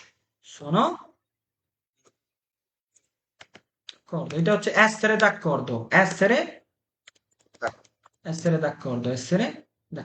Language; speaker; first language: Italian; non-native, fluent; Bangla